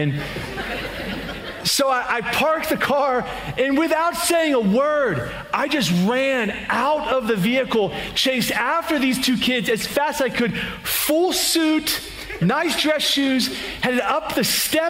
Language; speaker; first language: English; native; English